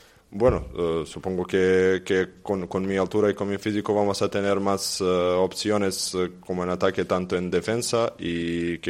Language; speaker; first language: Spanish; non-native, fluent; Serbian